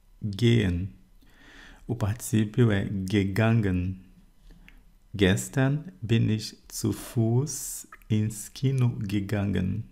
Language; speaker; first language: German; non-native, fluent; Portuguese